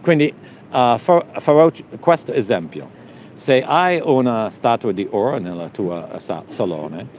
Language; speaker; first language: Italian; non-native, learner; English